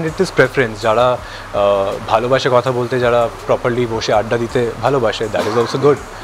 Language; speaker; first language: Bangla; non-native, fluent; Hindi